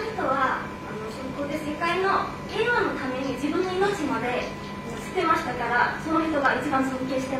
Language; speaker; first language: Japanese; non-native, fluent; Bangla